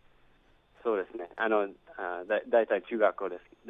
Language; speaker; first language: Japanese; non-native, fluent; English